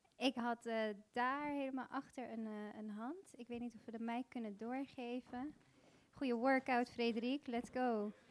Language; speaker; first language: Dutch; early bilingual, other home language; Bosnian